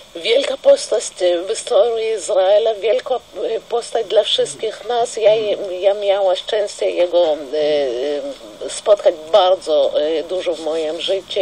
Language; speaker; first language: Polish; non-native, fluent; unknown